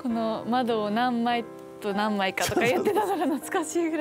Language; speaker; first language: Japanese; native; Japanese